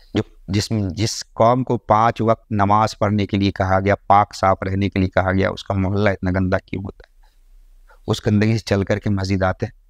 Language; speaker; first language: Hindi; native; Hindi